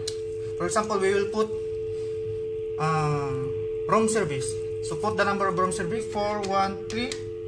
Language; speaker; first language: English; non-native, learner; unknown